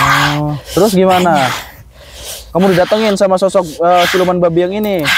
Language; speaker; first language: Indonesian; non-native, local second language; Sundanese